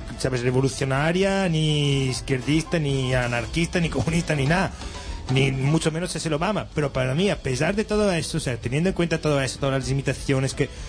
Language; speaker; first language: Spanish; non-native, fluent; Italian